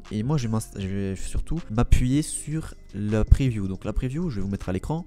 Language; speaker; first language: French; native; French